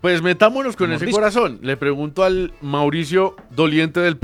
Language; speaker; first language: Spanish; native; Spanish